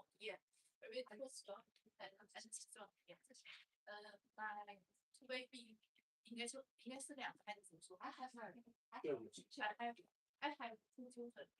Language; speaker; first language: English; non-native, learner; Chinese